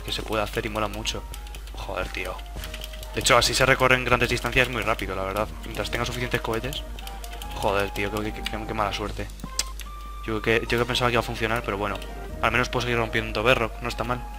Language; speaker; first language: Spanish; native; Spanish